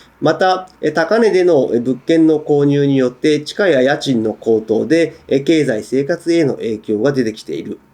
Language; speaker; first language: Japanese; native; Japanese